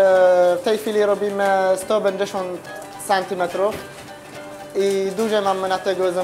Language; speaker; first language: Polish; non-native, learner; Arabic